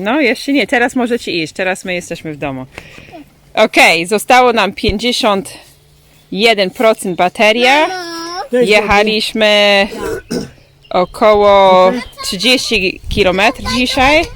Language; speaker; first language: Polish; non-native, learner; English